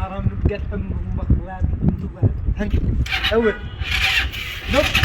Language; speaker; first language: Arabic; native; Arabic